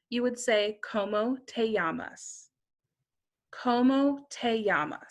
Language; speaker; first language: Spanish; non-native, learner; English